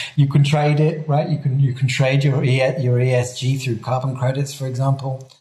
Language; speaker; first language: English; native; English